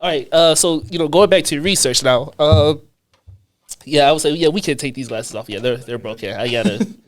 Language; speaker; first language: English; native; English